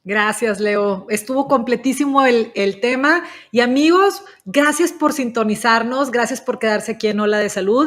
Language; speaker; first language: Spanish; native; Spanish